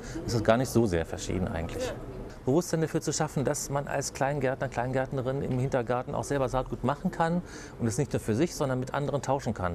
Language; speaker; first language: German; native; German